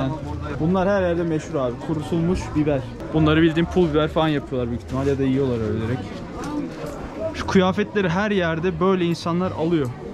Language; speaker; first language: Turkish; native; Turkish